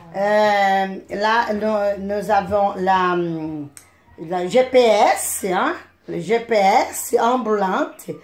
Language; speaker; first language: French; non-native, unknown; Portuguese